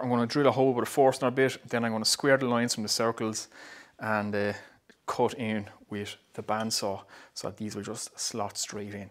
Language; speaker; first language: English; native; English